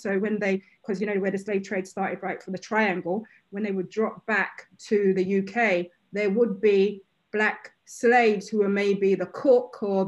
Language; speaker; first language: English; native; English